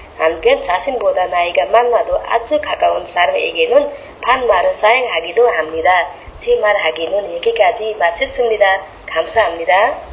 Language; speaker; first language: Korean; non-native, learner; Nepali